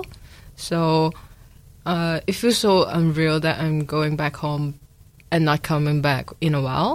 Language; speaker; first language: English; non-native, local second language; Cantonese